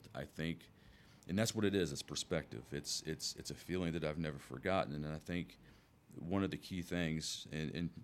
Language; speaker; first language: English; native; English